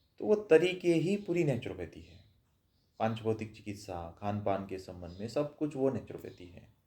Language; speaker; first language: Hindi; non-native, local second language; Marathi